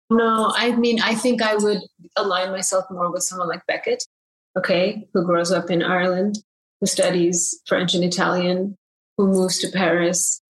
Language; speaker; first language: English; early bilingual, other home language; Bangla